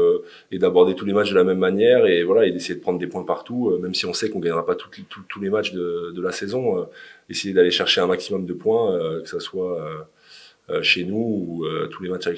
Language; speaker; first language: French; native; French